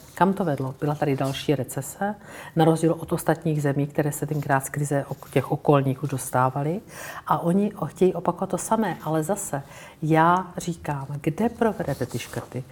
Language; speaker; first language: Czech; native; Czech